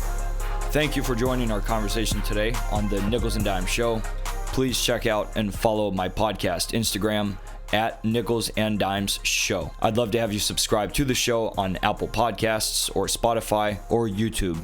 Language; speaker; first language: English; native; English